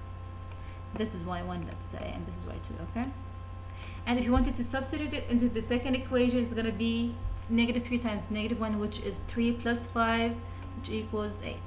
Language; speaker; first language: English; non-native, fluent; Arabic